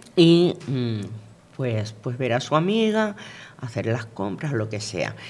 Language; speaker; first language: Spanish; native; Spanish